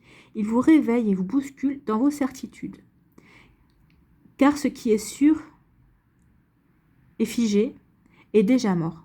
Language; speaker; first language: French; native; French